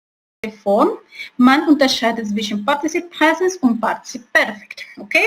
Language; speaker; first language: German; non-native, fluent; Spanish